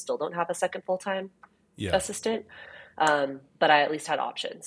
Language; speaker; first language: English; native; English